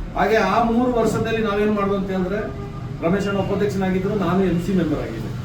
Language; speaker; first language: Kannada; native; Kannada